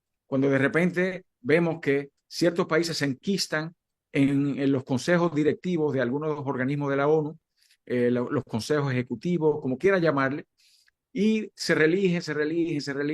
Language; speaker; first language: Spanish; native; Spanish